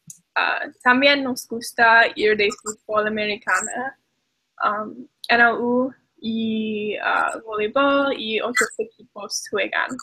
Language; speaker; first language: Spanish; non-native, learner; English